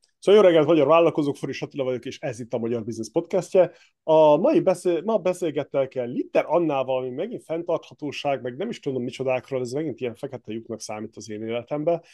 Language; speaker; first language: Hungarian; native; Hungarian